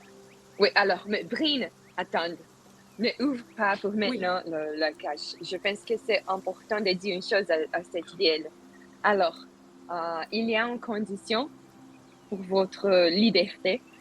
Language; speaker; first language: French; non-native, learner; Spanish